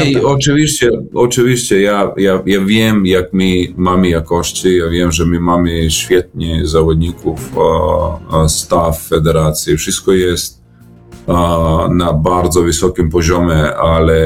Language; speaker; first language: Polish; non-native, learner; Serbian